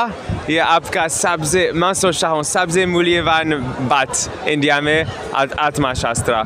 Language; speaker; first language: Hindi; non-native, learner; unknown